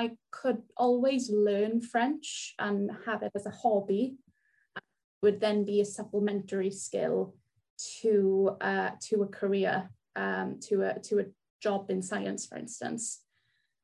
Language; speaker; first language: English; non-native, local second language; Welsh